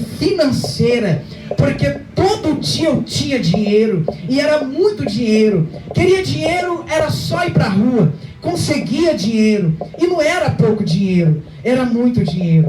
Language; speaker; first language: Portuguese; native; Portuguese